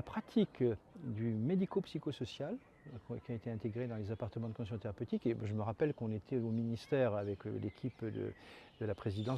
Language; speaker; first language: French; native; French